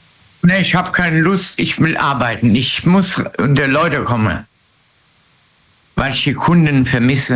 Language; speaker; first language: German; native; German